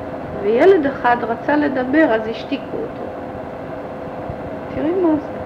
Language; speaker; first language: Hebrew; early bilingual, other home language; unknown